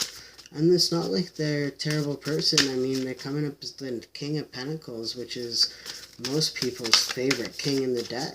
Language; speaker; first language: English; native; English